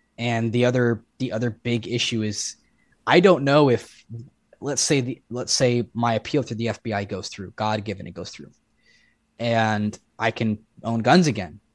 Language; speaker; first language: English; native; English